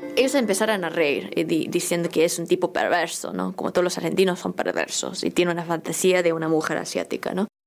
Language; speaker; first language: Spanish; early bilingual, other home language; Korean